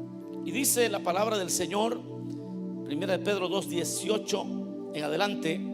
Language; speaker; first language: Spanish; native; Spanish